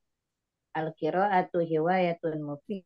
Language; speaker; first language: Arabic; non-native, learner; Indonesian